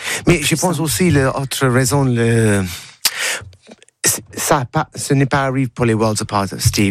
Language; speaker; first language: French; non-native, learner; English